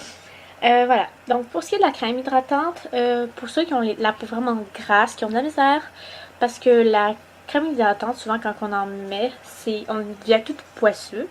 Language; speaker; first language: French; native; French